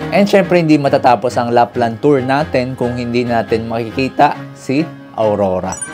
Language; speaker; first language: Filipino; native; Filipino